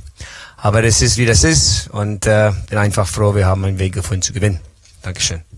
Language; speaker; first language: German; non-native, learner; English